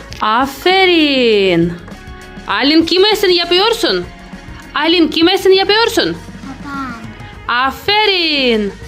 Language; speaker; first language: Turkish; non-native, learner; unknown